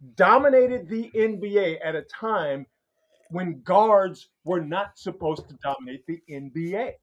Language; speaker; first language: English; native; English